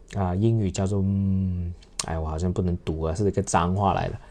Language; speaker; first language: Chinese; non-native, local second language; Cantonese